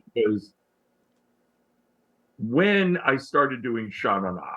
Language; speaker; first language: English; native; English